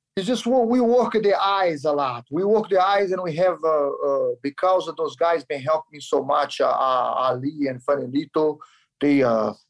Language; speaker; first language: English; non-native, learner; Kyrgyz